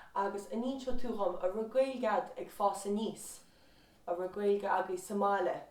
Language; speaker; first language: Irish; native; Irish